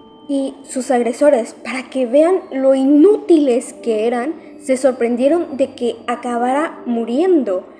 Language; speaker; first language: Spanish; native; Spanish